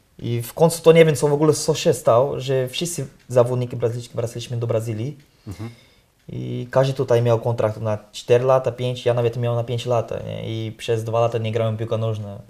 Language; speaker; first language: Polish; non-native, learner; Portuguese